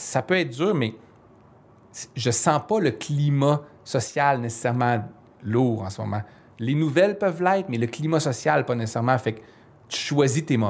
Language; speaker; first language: French; native; French